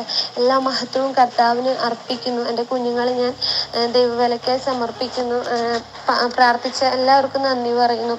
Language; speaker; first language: Malayalam; native; Malayalam